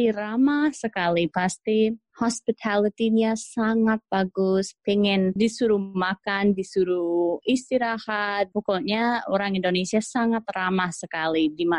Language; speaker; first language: Indonesian; non-native, fluent; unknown